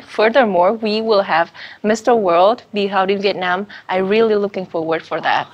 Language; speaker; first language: English; non-native, fluent; Vietnamese